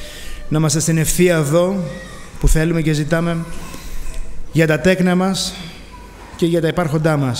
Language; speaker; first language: Greek; native; Greek